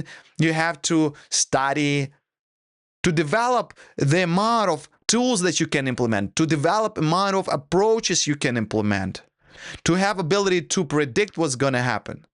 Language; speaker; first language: English; non-native, fluent; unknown